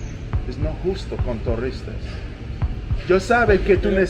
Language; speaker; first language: Spanish; non-native, learner; English